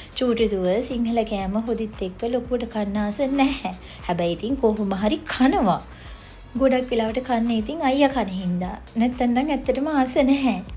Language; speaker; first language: Sinhala; native; Sinhala